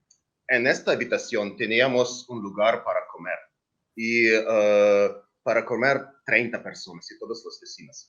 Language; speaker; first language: Spanish; non-native, learner; Ukrainian